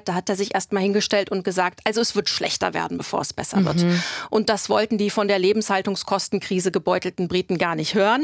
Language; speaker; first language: German; native; German